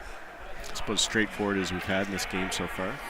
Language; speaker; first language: English; native; English